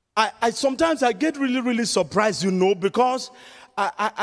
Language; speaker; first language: English; non-native, local second language; Yoruba